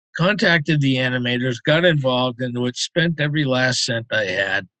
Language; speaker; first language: English; native; English